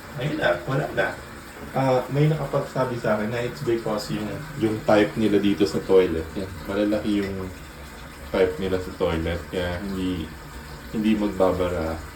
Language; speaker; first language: Filipino; native; Filipino